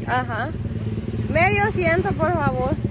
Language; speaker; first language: Spanish; native; Spanish